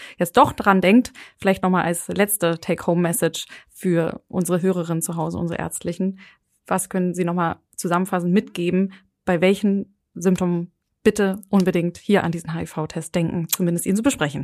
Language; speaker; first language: German; native; German